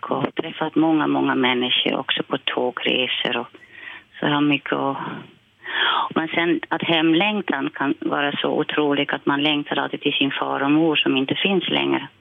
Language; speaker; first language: Swedish; non-native, fluent; Dutch